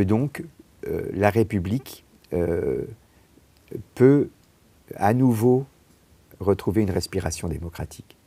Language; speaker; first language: French; native; French